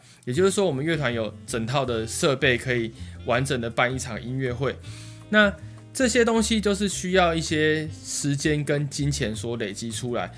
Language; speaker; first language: Chinese; native; Chinese